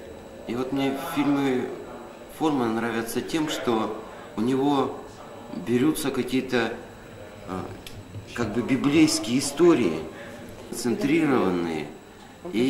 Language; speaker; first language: Russian; native; Russian